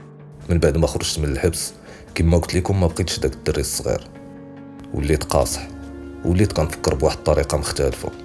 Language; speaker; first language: Arabic; native; Arabic